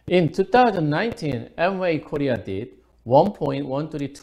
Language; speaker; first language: English; non-native, fluent; Korean